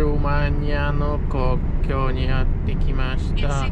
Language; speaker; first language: Japanese; non-native, fluent; Polish